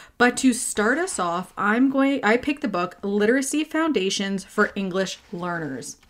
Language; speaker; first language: English; native; English